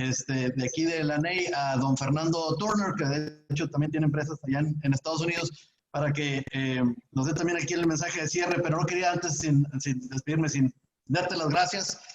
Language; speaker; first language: Spanish; native; Spanish